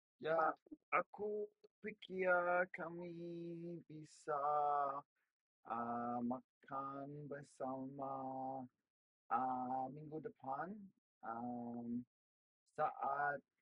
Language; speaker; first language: Indonesian; non-native, learner; English